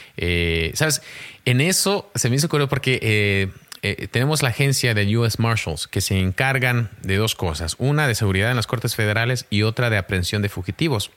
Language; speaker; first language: Spanish; early bilingual, heritage; Spanish